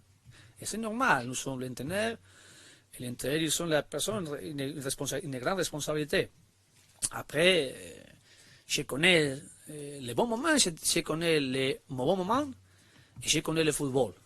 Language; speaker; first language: French; non-native, learner; Spanish